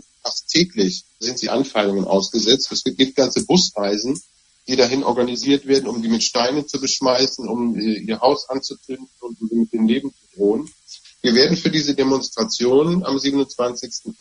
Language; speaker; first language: German; native; German